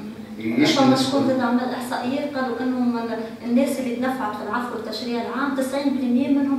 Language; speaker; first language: Arabic; native; Arabic